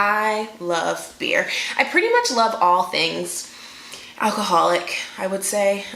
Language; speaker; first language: English; native; English